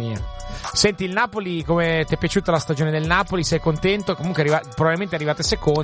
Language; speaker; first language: Italian; native; Italian